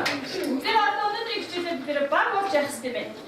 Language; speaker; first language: Mongolian; native; Mongolian